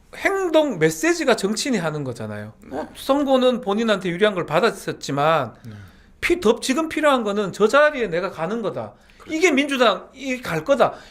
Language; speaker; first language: Korean; native; Korean